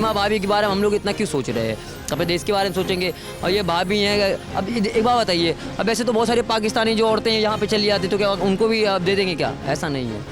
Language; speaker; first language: Hindi; native; Hindi